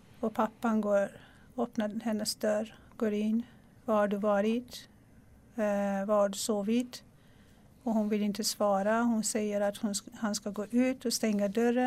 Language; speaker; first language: Swedish; non-native, fluent; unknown